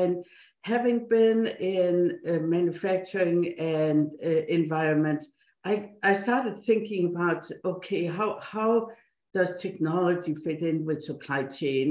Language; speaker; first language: English; non-native, fluent; Danish